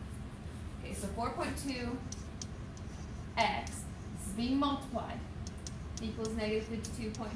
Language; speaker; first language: English; native; English